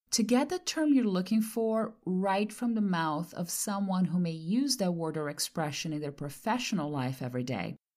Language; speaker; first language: English; non-native, fluent; Portuguese